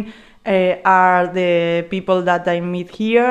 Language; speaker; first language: English; non-native, learner; Spanish